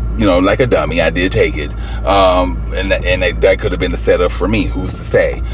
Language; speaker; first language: English; native; English